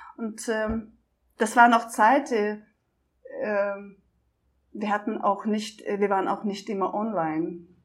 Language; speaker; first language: German; non-native, fluent; Russian